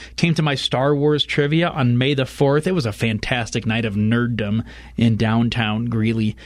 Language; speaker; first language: English; native; English